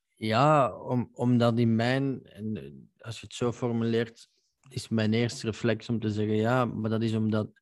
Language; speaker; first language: Dutch; native; Dutch